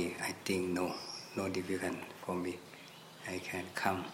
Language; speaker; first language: English; non-native, learner; Thai